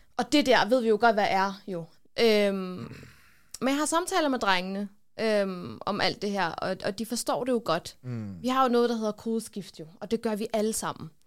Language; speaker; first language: Danish; early bilingual, other home language; Kurdish